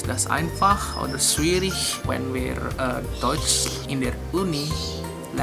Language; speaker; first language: German; non-native, learner; Indonesian